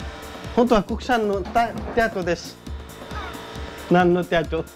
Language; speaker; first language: Japanese; non-native, learner; Nepali